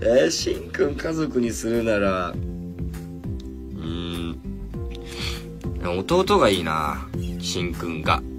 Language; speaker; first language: Japanese; native; Japanese